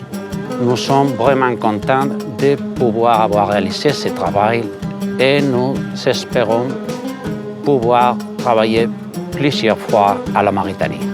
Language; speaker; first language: French; non-native, learner; Spanish